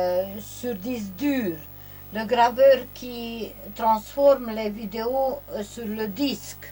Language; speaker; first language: French; non-native, learner; Romanian